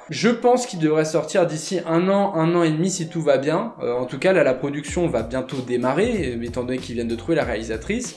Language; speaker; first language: French; native; French